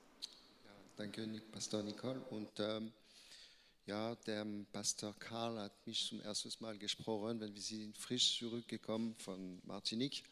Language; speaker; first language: German; non-native, learner; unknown